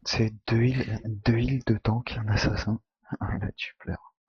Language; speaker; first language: French; native; French